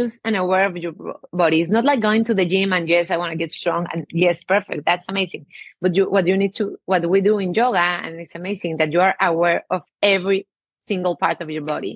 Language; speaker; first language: English; non-native, fluent; Spanish